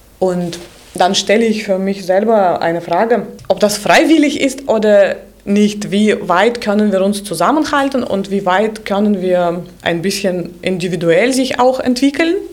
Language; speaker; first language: German; non-native, fluent; Russian